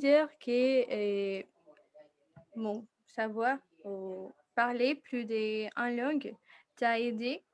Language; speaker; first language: French; non-native, fluent; Spanish